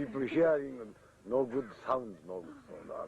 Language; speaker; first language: English; non-native, learner; Japanese